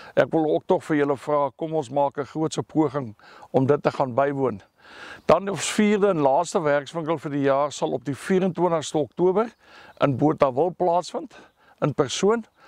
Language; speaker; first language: Afrikaans; native; Afrikaans